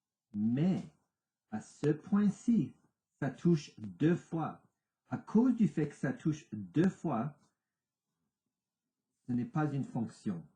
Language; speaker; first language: French; non-native, local second language; English